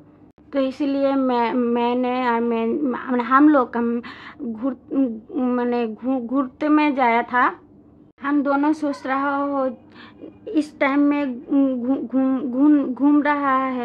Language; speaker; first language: Hindi; non-native, learner; Bangla